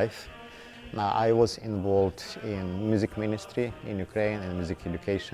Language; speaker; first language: English; non-native, learner; Ukrainian